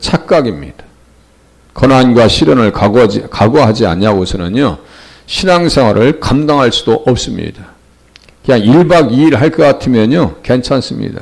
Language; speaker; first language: Korean; native; Korean